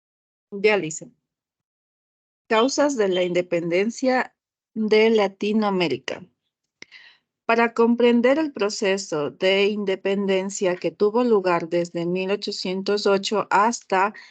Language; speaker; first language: Spanish; native; Spanish